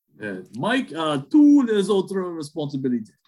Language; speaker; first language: French; non-native, learner; English